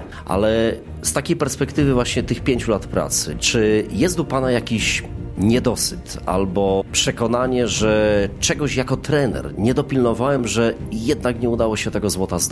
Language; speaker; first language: Polish; native; Polish